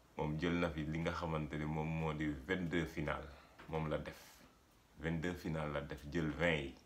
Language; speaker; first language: Wolof; native; Wolof